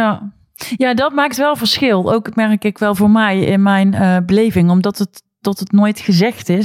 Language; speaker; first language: Dutch; native; Dutch